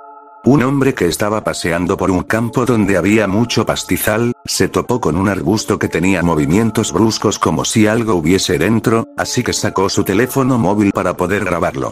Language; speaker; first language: Spanish; native; Spanish